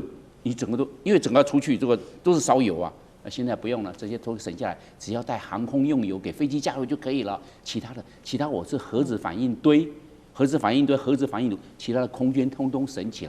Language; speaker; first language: Chinese; native; Chinese